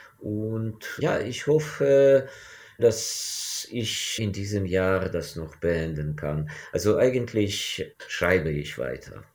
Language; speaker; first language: German; non-native, fluent; Ukrainian